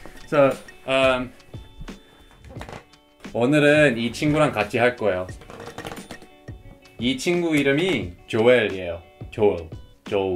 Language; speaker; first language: Korean; non-native, fluent; English